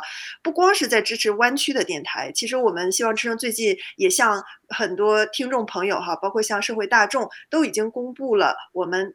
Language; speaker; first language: Chinese; native; Chinese